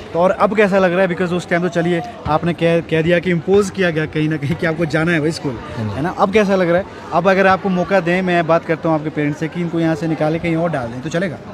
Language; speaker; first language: Hindi; native; Hindi